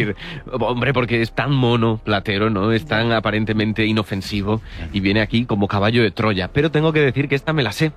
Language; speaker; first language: Spanish; native; Spanish